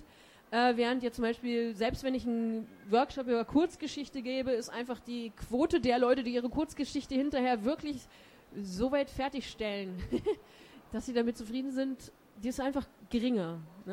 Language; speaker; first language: German; native; German